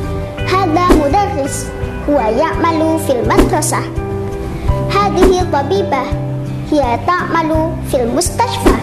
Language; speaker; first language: Arabic; non-native, learner; Indonesian